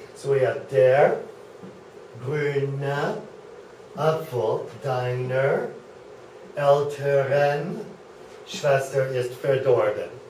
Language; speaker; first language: German; non-native, fluent; English